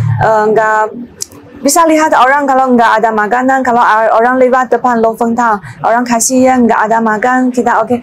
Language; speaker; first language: Indonesian; non-native, learner; Chinese